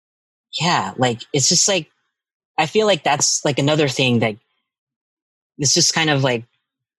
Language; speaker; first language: English; native; English